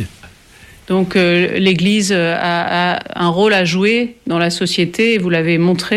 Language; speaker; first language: French; native; French